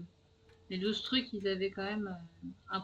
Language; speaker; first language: French; native; French